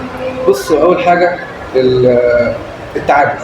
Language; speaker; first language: Arabic; native; Arabic